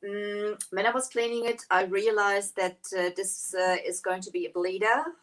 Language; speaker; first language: English; non-native, fluent; German